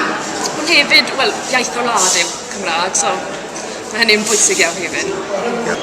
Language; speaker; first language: Welsh; non-native, local second language; English